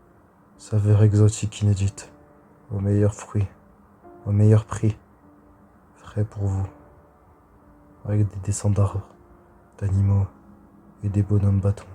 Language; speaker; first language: French; native; French